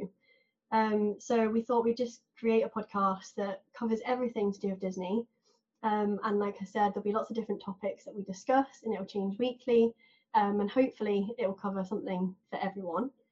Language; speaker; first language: English; native; English